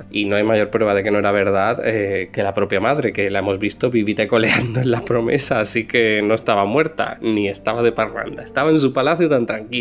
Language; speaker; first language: Spanish; native; Spanish